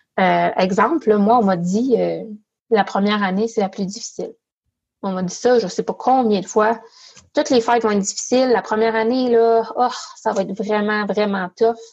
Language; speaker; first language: French; native; French